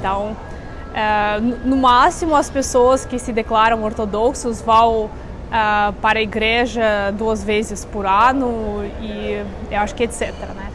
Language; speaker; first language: Portuguese; non-native, fluent; Russian